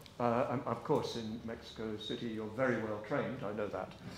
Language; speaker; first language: English; native; English